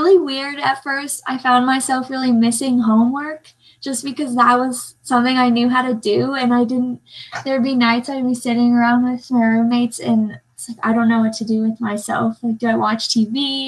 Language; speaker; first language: English; native; English